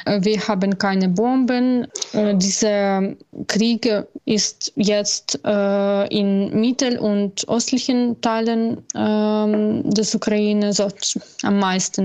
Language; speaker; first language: German; non-native, learner; Ukrainian